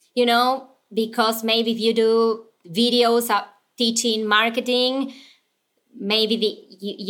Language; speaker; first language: English; non-native, fluent; Spanish